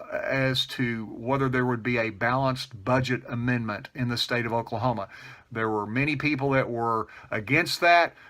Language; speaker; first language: English; native; English